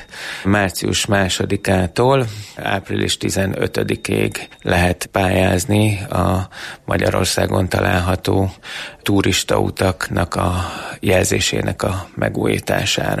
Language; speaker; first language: Hungarian; native; Hungarian